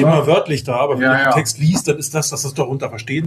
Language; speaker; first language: German; native; German